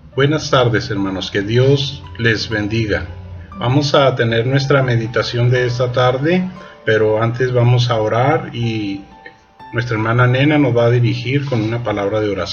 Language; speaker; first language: Spanish; native; Spanish